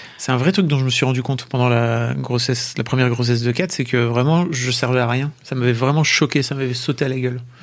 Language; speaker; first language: French; native; French